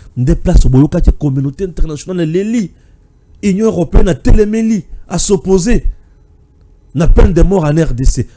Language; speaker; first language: French; non-native, local second language; Luba-Lulua